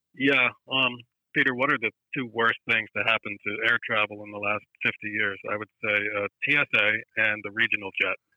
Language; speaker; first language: English; native; English